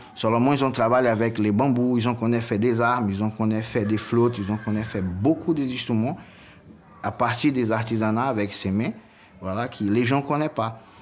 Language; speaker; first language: French; non-native, fluent; Portuguese